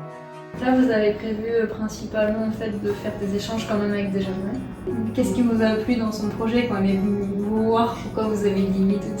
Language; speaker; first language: French; native; French